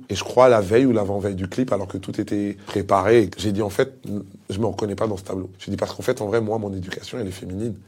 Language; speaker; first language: French; early bilingual, other home language; Lingala